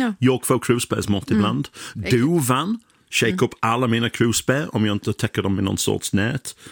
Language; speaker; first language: Swedish; non-native, fluent; English